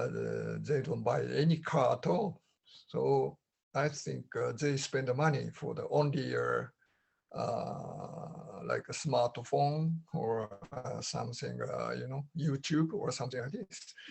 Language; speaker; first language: English; non-native, learner; Japanese